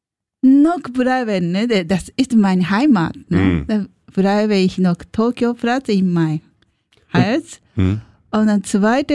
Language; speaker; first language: German; non-native, learner; Japanese